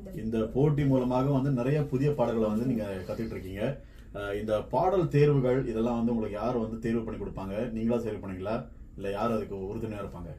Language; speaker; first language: Tamil; native; Tamil